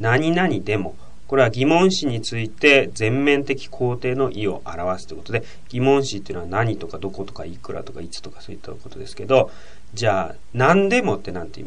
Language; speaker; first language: Japanese; native; Japanese